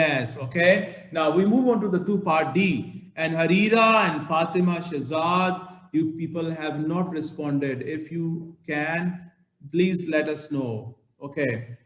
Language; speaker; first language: English; non-native, local second language; Urdu